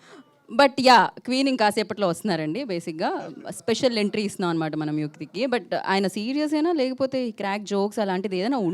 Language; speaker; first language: Telugu; native; Telugu